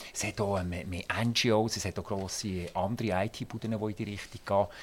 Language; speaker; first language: German; native; German